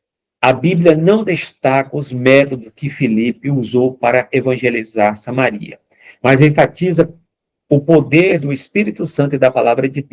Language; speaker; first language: Portuguese; native; Portuguese